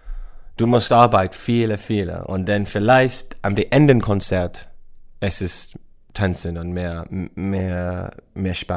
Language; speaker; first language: German; non-native, learner; English